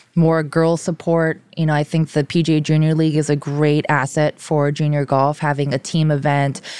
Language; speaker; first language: English; early bilingual, other home language; Korean